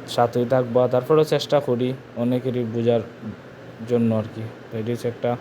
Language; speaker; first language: Bangla; non-native, local second language; Sylheti